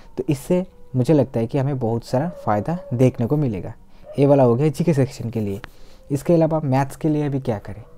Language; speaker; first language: Hindi; non-native, local second language; Bangla